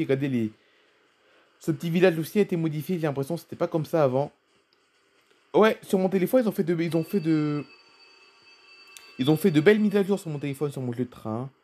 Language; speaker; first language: French; native; French